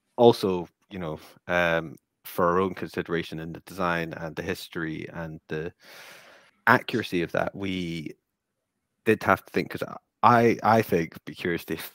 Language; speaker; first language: English; native; English